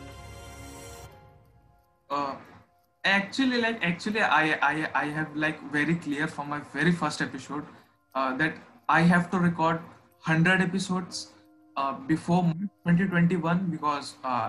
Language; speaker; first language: English; non-native, local second language; Hindi